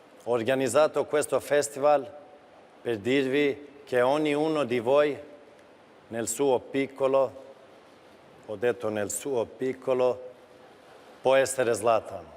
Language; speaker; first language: Italian; non-native, fluent; Swedish